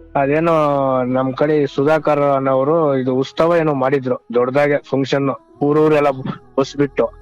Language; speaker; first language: Kannada; non-native, local second language; Telugu